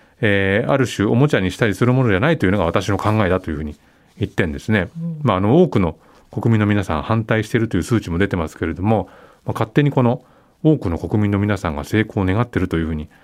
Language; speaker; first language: Japanese; native; Japanese